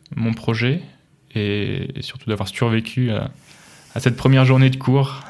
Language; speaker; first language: French; native; French